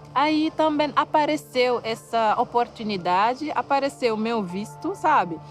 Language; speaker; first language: Portuguese; non-native, fluent; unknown